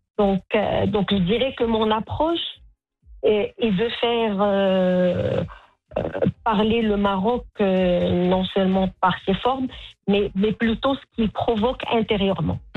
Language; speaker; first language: French; non-native, local second language; Arabic